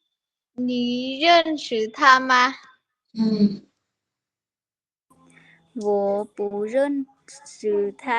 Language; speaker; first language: Chinese; non-native, learner; Lao